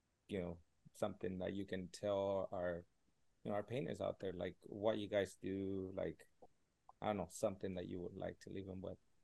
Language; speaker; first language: English; early bilingual, other home language; Spanish